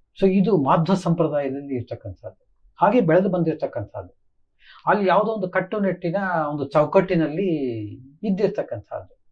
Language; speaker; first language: Kannada; native; Kannada